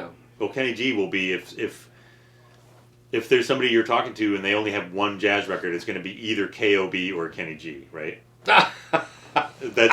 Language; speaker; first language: English; native; English